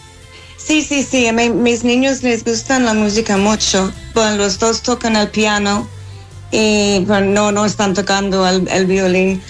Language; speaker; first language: Spanish; non-native, fluent; English